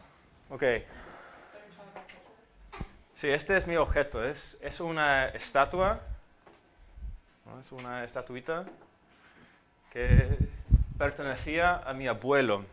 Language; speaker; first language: Spanish; non-native, fluent; English